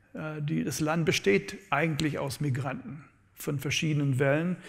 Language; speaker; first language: German; non-native, fluent; English